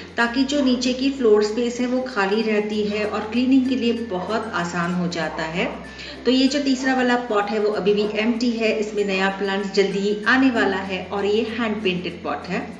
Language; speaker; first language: Hindi; non-native, local second language; Marathi